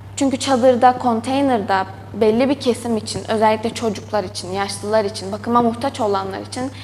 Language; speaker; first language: Turkish; native; Turkish